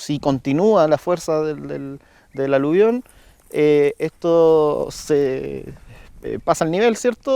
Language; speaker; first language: Spanish; native; Spanish